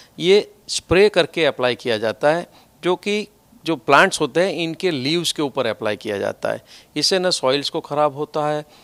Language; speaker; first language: Hindi; non-native, local second language; Gujarati